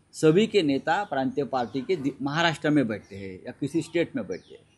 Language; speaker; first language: Hindi; non-native, local second language; Marathi